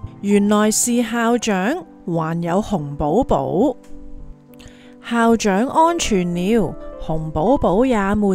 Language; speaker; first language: Chinese; non-native, local second language; Cantonese